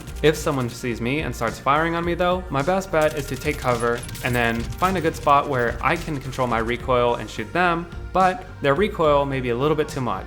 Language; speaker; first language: English; native; English